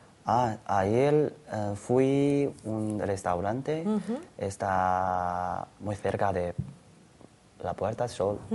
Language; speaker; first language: Spanish; non-native, learner; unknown